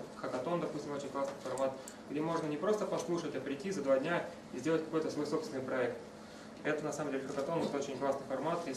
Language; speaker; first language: Russian; native; Russian